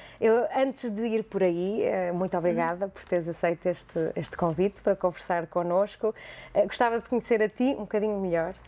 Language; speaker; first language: Portuguese; native; Portuguese